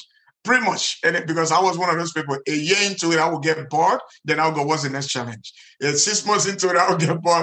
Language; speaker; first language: English; non-native, local second language; Igbo